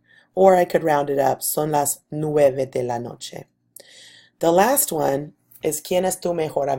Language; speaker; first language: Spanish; non-native, fluent; English